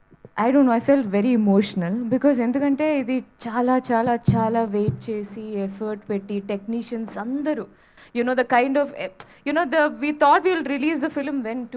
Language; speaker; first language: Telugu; non-native, learner; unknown